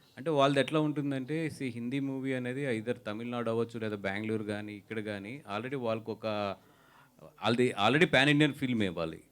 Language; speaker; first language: Telugu; native; Telugu